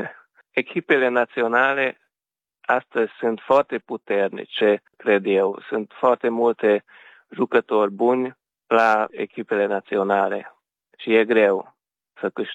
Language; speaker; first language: Romanian; non-native, local second language; Hungarian